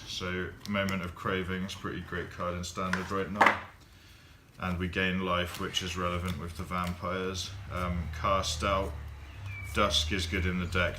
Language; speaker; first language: English; native; English